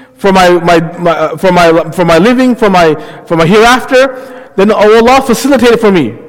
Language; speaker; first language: English; native; English